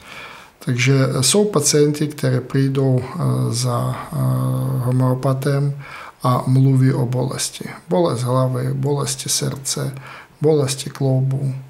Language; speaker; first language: Czech; non-native, fluent; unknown